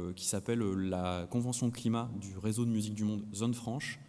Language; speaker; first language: French; native; French